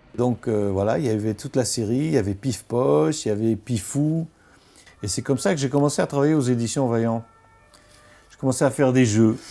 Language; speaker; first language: French; non-native, local second language; Arabic